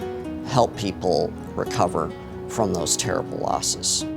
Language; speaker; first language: English; native; English